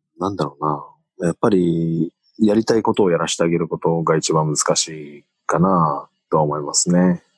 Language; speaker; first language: Japanese; native; Japanese